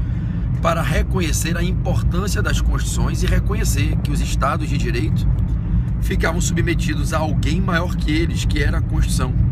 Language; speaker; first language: Portuguese; native; Portuguese